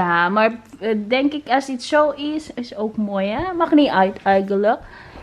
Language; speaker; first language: Dutch; non-native, learner; Filipino